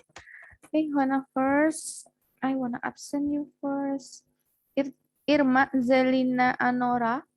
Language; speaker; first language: English; non-native, fluent; Indonesian